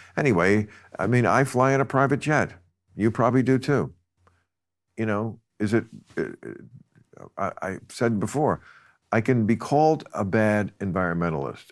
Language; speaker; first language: English; native; English